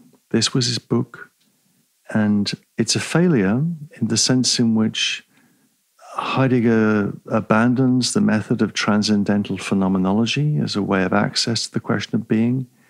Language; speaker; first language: English; native; English